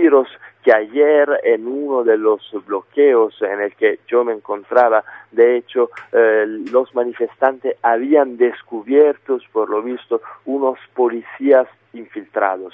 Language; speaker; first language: Spanish; native; Spanish